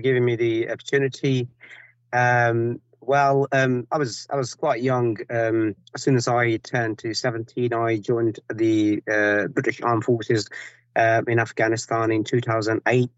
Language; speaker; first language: English; non-native, fluent; Persian